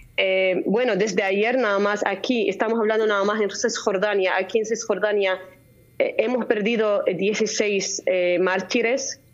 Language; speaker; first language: Spanish; non-native, fluent; Arabic